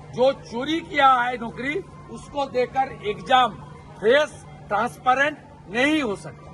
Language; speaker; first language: Hindi; non-native, local second language; Bangla